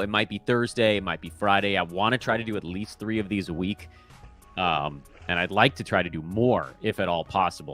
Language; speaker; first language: English; native; English